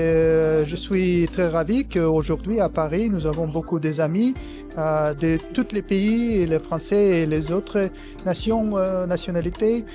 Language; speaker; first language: French; non-native, fluent; Kazakh